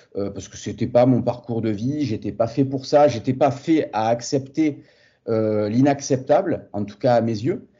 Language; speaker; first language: French; native; French